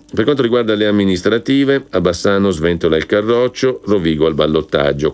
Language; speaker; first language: Italian; native; Italian